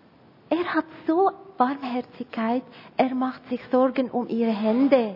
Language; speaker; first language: German; non-native, fluent; Arabic